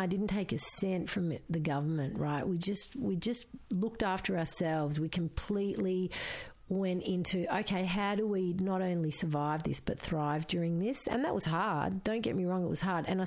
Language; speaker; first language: English; non-native, local second language; Croatian